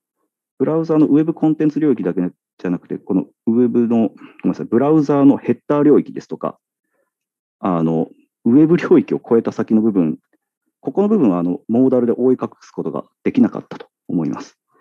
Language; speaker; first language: Japanese; native; Japanese